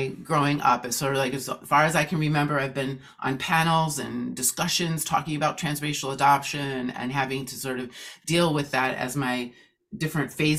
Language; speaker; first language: English; native; English